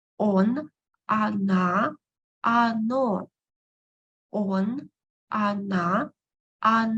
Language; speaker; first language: Russian; non-native, fluent; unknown